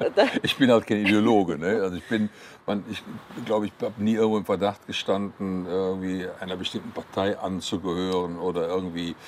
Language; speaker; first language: German; native; German